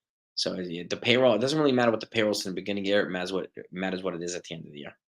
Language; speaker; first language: English; native; English